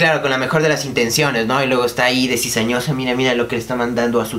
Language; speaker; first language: Spanish; native; Spanish